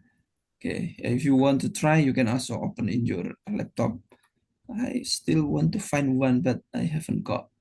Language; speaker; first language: English; non-native, fluent; Indonesian